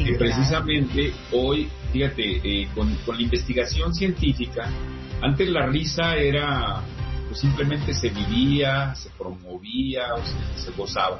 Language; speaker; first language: Spanish; native; Spanish